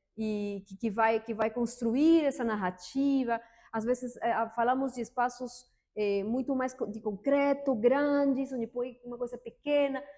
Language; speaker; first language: Portuguese; non-native, fluent; Spanish